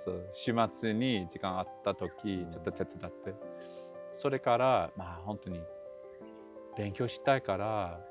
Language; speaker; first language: Japanese; non-native, learner; English